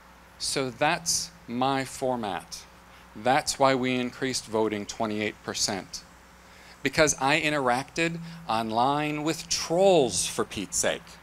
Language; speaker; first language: English; native; English